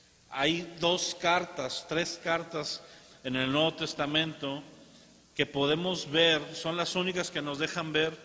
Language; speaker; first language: Spanish; native; Spanish